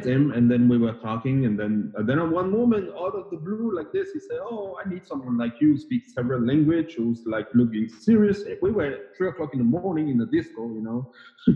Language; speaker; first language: English; non-native, fluent; French